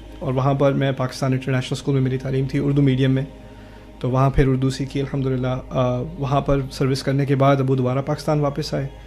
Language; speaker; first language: Urdu; early bilingual, heritage; Urdu